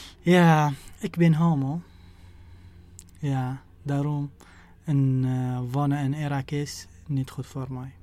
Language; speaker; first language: Dutch; non-native, learner; Arabic